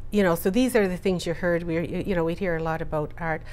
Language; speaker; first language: English; native; English